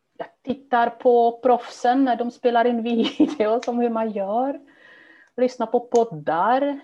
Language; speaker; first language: Swedish; non-native, fluent; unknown